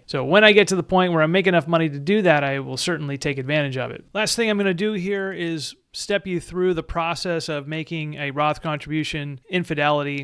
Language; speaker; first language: English; native; English